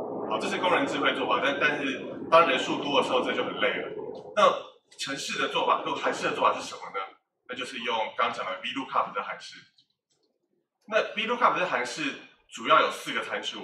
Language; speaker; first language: Chinese; native; Chinese